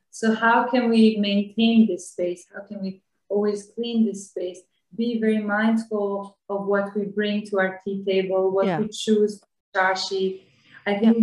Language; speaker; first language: English; non-native, fluent; Bosnian